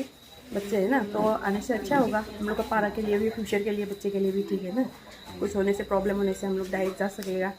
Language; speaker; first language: Hindi; non-native, local second language; Garo